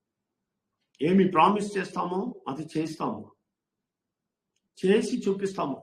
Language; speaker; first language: Telugu; non-native, learner; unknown